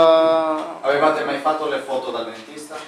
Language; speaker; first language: Italian; native; Italian